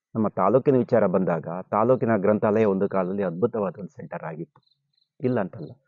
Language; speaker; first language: Kannada; native; Kannada